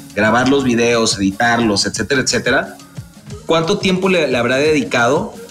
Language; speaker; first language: Spanish; native; Spanish